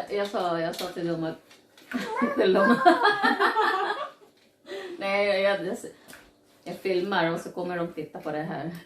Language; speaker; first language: Swedish; non-native, learner; Filipino